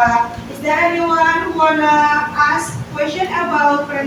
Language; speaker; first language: English; non-native, fluent; Indonesian